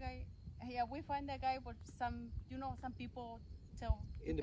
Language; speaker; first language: English; non-native, learner; Spanish